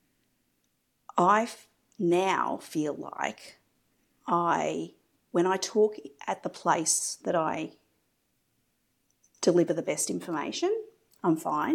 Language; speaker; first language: English; native; English